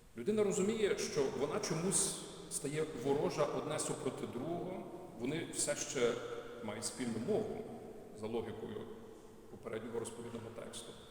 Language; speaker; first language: Ukrainian; native; Ukrainian